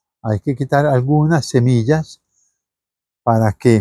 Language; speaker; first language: Spanish; native; Spanish